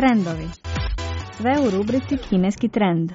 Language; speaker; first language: Croatian; native; Croatian